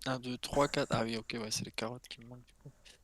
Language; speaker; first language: French; native; French